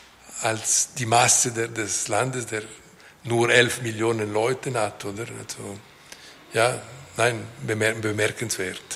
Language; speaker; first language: German; non-native, local second language; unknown